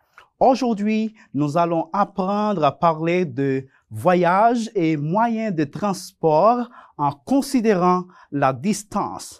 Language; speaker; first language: French; non-native, fluent; Spanish